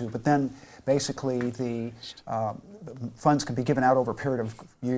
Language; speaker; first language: English; native; English